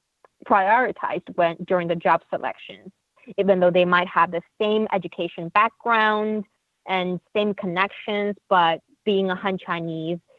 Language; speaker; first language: English; non-native, fluent; Uyghur